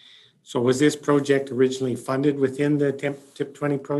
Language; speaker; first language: English; native; English